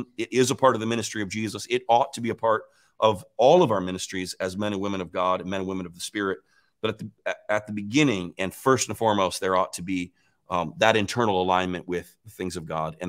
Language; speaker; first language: English; native; English